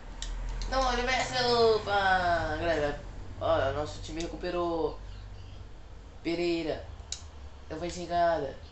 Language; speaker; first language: Portuguese; native; Portuguese